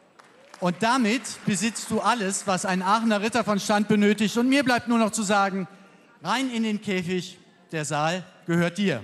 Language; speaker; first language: German; native; German